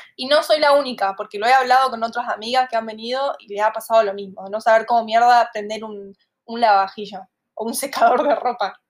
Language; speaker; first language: Spanish; native; Spanish